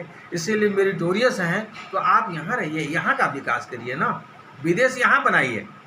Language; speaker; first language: Hindi; native; Hindi